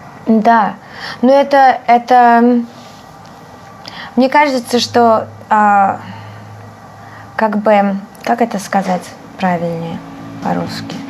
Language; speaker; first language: Russian; early bilingual, heritage; Russian